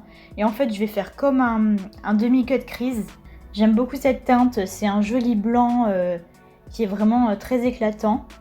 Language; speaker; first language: French; native; French